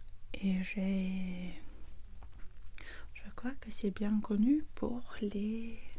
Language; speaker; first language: French; non-native, learner; English